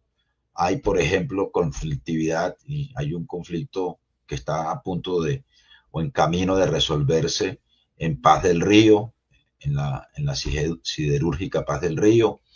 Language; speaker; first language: Spanish; native; Spanish